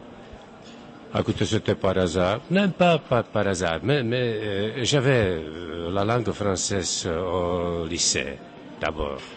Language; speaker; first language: French; non-native, fluent; Czech